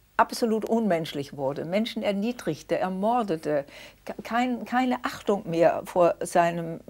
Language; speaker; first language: German; early bilingual, other home language; Danish